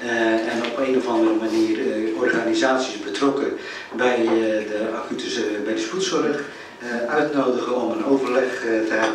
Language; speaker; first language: Dutch; native; Dutch